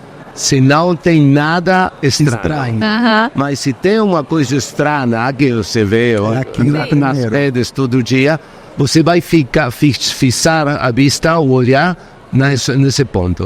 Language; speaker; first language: Portuguese; non-native, fluent; Spanish